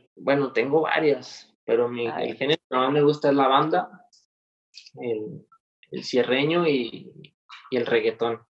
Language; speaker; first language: Spanish; native; Spanish